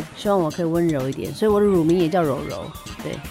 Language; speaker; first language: Chinese; native; Chinese